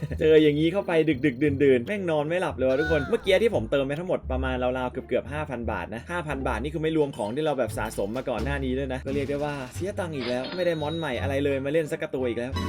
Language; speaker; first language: Thai; native; Thai